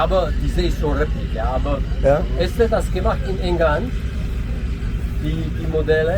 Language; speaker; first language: German; non-native, learner; Czech